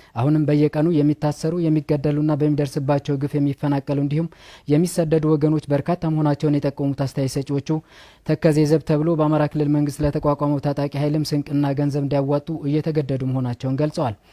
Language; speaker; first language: Amharic; native; Amharic